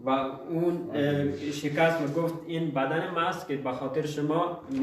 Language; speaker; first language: Persian; early bilingual, heritage; Persian